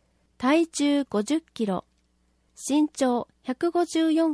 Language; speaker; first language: Japanese; native; Japanese